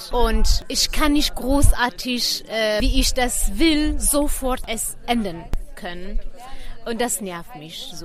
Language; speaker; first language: German; non-native, fluent; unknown